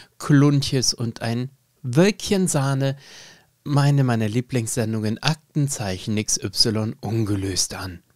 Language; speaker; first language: German; native; German